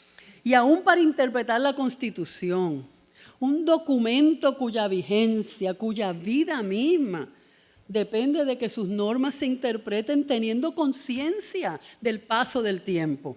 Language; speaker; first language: Spanish; native; Spanish